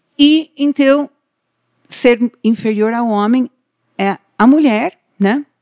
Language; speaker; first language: Portuguese; non-native, fluent; English